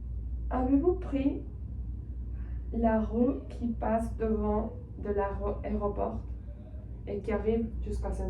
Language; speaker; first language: French; non-native, fluent; Spanish